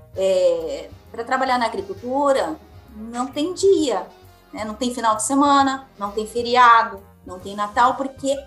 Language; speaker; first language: Portuguese; native; Portuguese